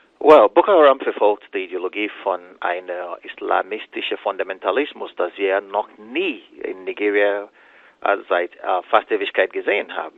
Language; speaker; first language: German; non-native, fluent; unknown